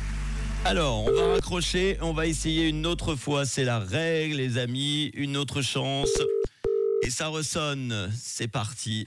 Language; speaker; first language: French; native; French